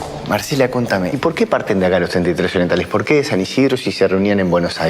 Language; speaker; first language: Spanish; native; Spanish